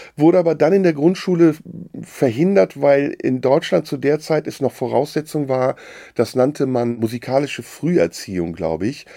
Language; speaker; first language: German; early bilingual, other home language; Turkish